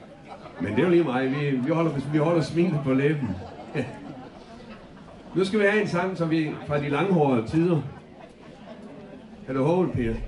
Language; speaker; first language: Danish; native; Danish